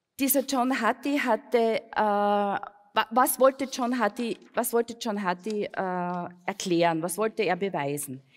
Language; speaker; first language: German; native; German